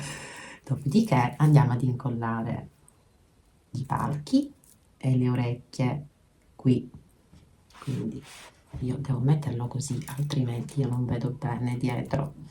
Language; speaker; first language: Italian; native; Italian